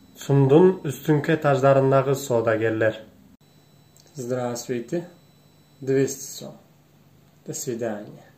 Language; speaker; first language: Kyrgyz; non-native, fluent; Turkish